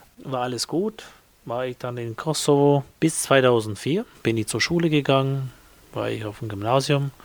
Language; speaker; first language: German; non-native, fluent; Albanian